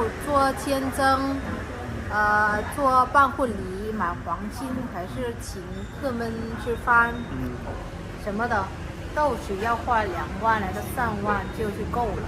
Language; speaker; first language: Chinese; non-native, learner; Vietnamese